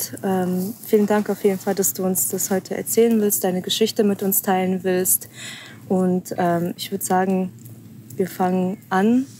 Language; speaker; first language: German; native; German